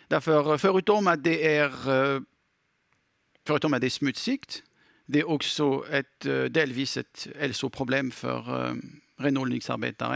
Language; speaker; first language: Swedish; non-native, fluent; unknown